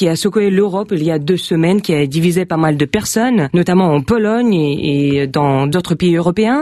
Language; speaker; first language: French; non-native, fluent; Russian